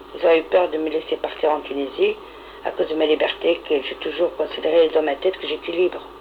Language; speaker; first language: French; non-native, local second language; Arabic